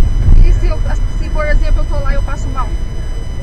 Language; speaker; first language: Portuguese; native; Portuguese